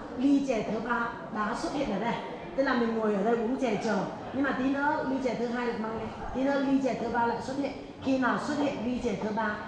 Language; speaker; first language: Vietnamese; non-native, fluent; Chinese